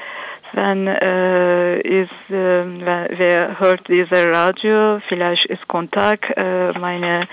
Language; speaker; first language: German; non-native, learner; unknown